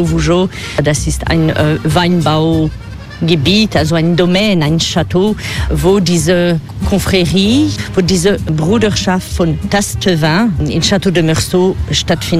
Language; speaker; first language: German; non-native, fluent; French